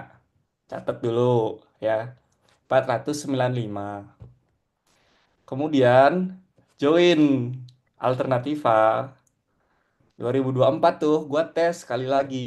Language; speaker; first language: Indonesian; native; Indonesian